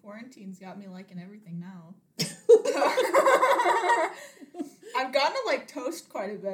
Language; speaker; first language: English; native; English